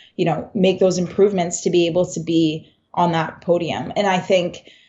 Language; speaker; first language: English; native; English